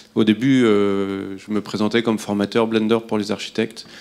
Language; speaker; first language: French; native; French